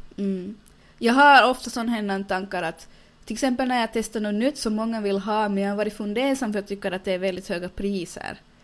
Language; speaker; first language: Swedish; native; Swedish